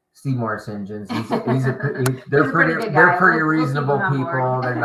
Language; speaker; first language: English; native; English